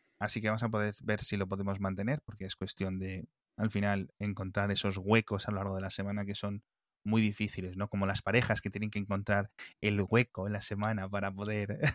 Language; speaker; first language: Spanish; native; Spanish